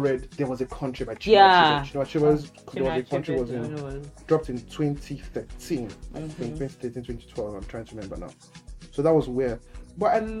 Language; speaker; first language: English; non-native, local second language; Yoruba